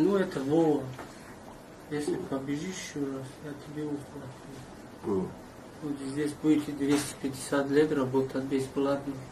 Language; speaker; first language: Russian; non-native, learner; Tajik